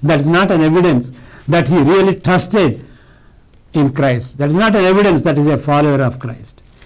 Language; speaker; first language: English; non-native, local second language; Telugu